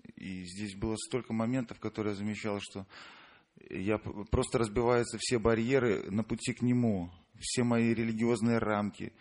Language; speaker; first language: Russian; native; Russian